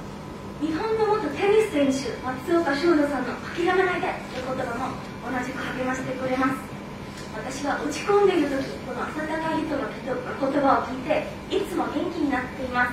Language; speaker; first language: Japanese; non-native, fluent; Bangla